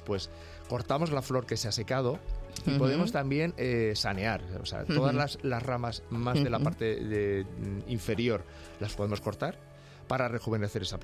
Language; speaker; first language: Spanish; native; Spanish